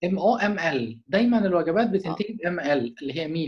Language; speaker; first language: Arabic; native; Arabic